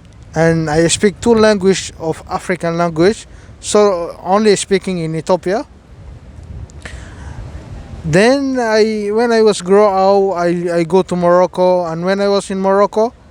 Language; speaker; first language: English; non-native, fluent; Somali